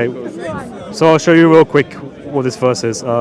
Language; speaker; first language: English; native; English